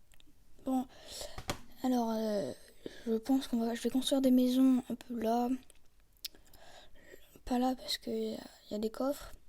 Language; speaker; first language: French; native; French